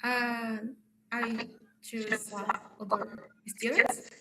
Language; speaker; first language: English; non-native, learner; Spanish